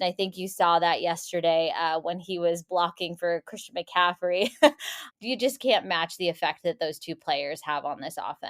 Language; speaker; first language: English; native; English